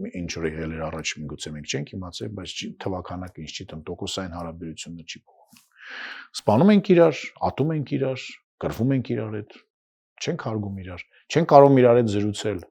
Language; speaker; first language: Armenian; non-native, fluent; Russian